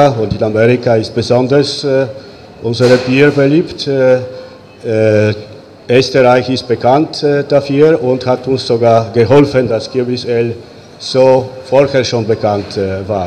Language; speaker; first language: German; non-native, fluent; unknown